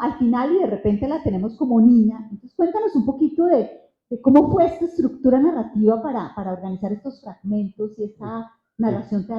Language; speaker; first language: Spanish; native; Spanish